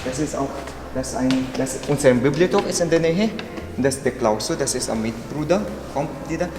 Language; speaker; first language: German; non-native, learner; Filipino